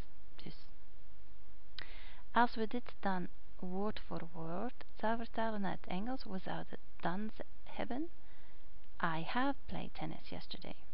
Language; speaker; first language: Dutch; non-native, fluent; English